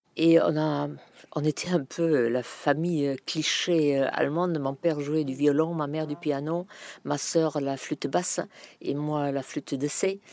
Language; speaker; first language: French; non-native, fluent; German